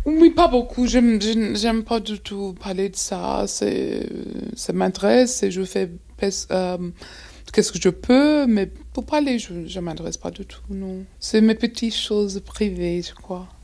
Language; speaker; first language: French; non-native, fluent; English